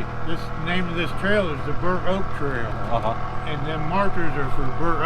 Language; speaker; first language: English; native; English